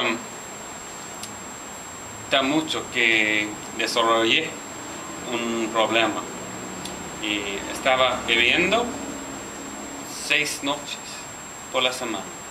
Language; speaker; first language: Spanish; non-native, learner; English